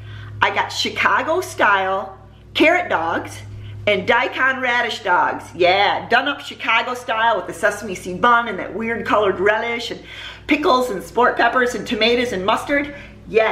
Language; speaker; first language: English; native; English